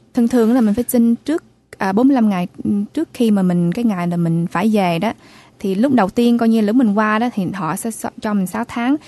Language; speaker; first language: Vietnamese; early bilingual, heritage; Vietnamese